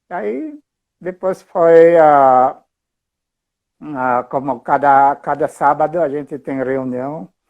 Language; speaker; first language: Portuguese; non-native, fluent; Filipino